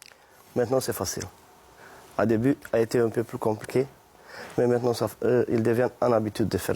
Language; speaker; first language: French; non-native, fluent; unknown